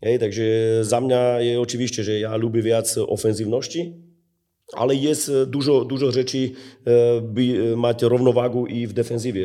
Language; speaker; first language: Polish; non-native, learner; Slovak